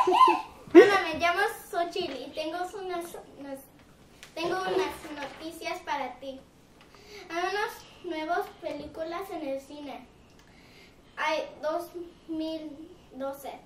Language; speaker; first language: Spanish; non-native, learner; English